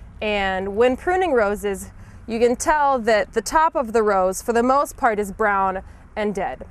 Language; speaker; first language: English; native; English